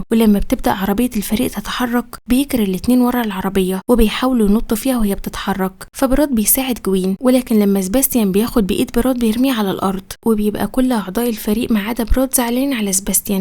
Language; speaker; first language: Arabic; native; Arabic